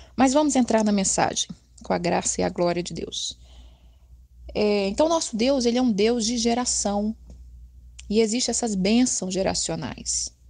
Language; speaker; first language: Portuguese; native; Portuguese